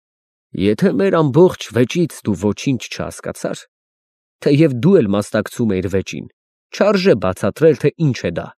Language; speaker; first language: Armenian; native; Armenian